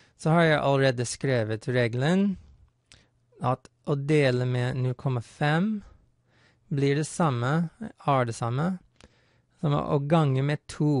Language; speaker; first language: Norwegian; non-native, fluent; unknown